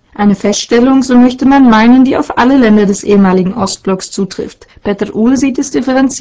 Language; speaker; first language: German; native; German